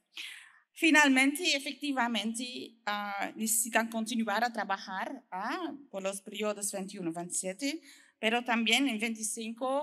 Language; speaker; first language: Spanish; non-native, learner; French